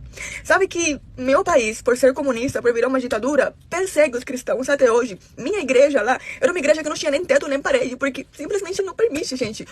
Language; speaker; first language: Portuguese; non-native, fluent; Spanish